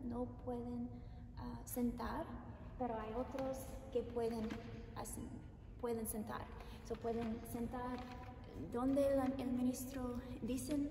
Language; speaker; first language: Spanish; non-native, learner; English